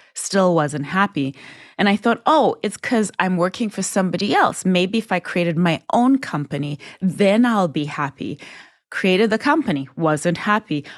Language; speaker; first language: English; non-native, local second language; Shona